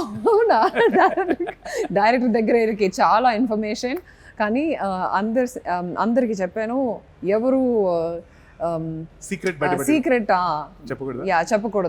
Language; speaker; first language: Telugu; non-native, fluent; Malayalam